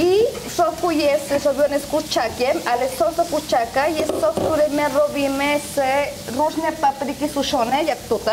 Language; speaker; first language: Polish; non-native, learner; Spanish